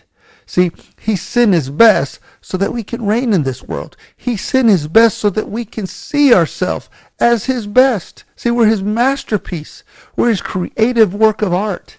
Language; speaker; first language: English; native; English